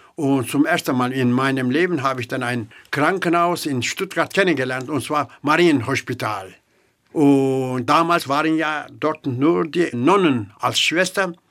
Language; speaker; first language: German; non-native, fluent; Turkish